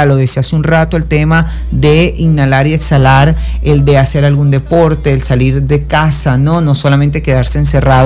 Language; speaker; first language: Spanish; native; Spanish